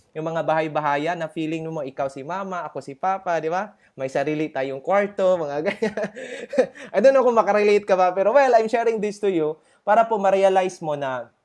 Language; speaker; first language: Filipino; non-native, local second language; Cebuano